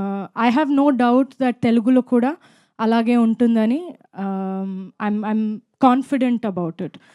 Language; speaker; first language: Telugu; non-native, fluent; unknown